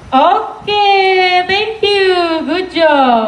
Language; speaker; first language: English; non-native, fluent; Indonesian